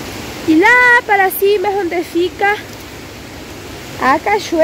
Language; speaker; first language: Portuguese; non-native, local second language; Spanish